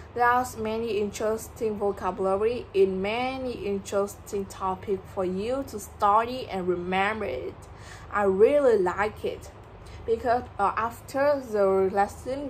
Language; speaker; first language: English; non-native, learner; Vietnamese